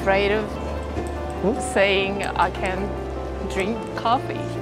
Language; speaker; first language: English; non-native, learner; Japanese